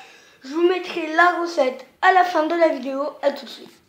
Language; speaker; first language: French; native; French